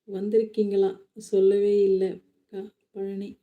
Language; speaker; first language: Tamil; native; Tamil